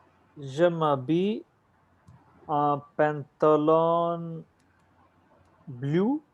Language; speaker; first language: French; non-native, learner; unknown